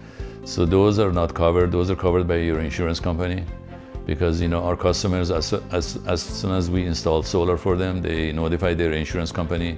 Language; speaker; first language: English; native; English